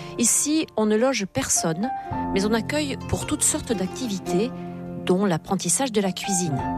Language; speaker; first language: French; native; French